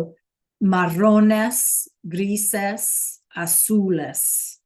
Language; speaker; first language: Spanish; non-native, fluent; English